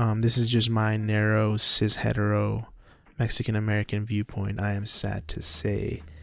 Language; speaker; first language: English; native; English